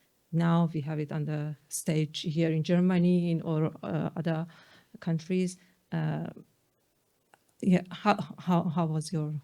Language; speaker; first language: English; non-native, fluent; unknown